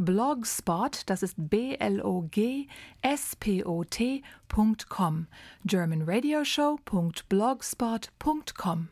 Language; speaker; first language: German; native; German